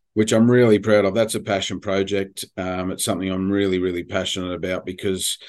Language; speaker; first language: English; native; English